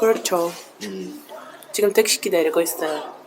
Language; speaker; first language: Korean; non-native, learner; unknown